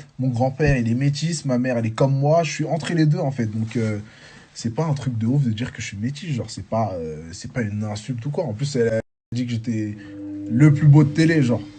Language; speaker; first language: French; native; French